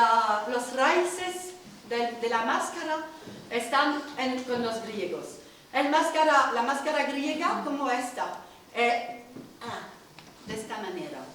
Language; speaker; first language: Spanish; non-native, learner; French